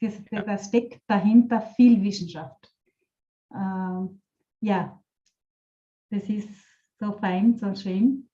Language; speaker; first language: German; non-native, fluent; Telugu